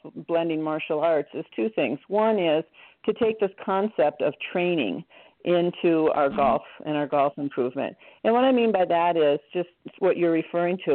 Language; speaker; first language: English; native; English